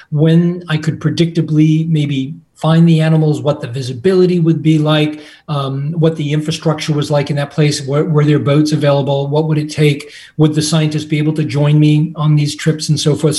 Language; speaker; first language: English; native; English